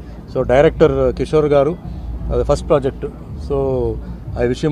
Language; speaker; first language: Telugu; native; Telugu